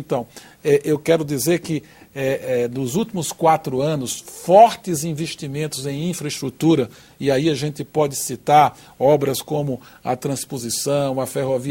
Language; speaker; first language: Portuguese; native; Portuguese